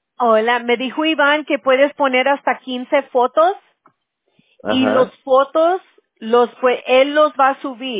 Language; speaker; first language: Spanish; early bilingual, heritage; Spanish